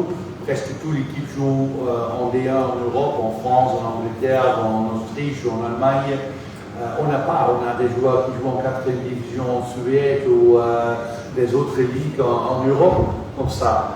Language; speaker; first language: French; non-native, fluent; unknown